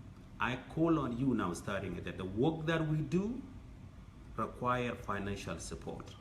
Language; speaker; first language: English; non-native, fluent; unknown